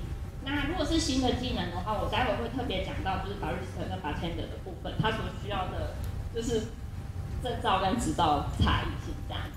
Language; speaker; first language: Chinese; native; Chinese